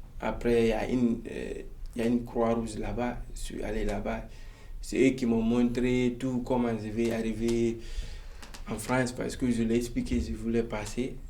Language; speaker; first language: French; non-native, local second language; Fula